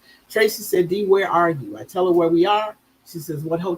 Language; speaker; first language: English; native; English